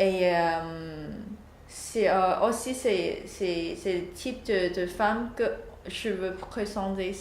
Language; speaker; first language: French; non-native, learner; Chinese